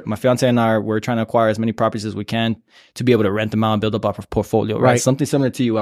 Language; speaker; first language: English; native; English